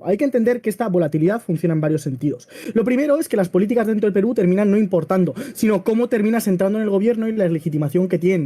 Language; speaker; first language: Spanish; native; Spanish